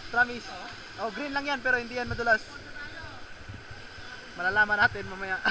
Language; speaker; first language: Filipino; native; Filipino